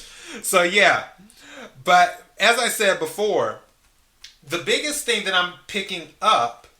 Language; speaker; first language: English; native; English